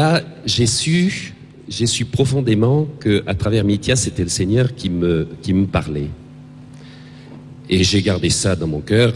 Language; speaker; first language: French; native; French